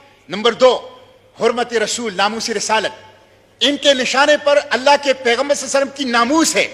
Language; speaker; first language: Urdu; non-native, local second language; Pashto